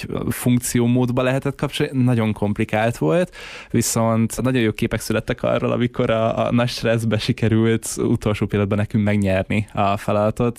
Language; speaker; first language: Hungarian; native; Hungarian